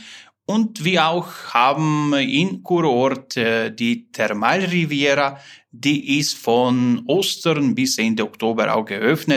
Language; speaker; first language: German; non-native, fluent; Slovenian